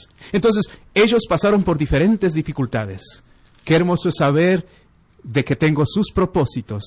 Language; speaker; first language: Spanish; native; Spanish